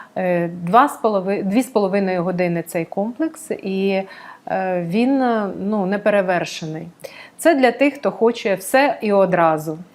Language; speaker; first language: Ukrainian; non-native, local second language; Russian